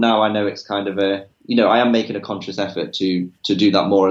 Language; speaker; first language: English; native; English